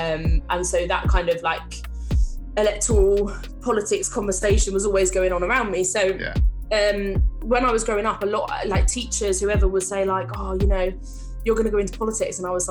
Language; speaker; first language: English; native; English